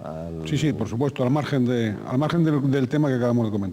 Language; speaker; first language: Spanish; native; Spanish